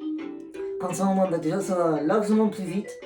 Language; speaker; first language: French; native; French